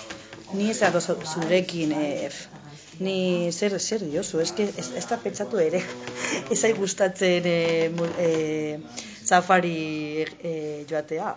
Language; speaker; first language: Basque; non-native, learner; Spanish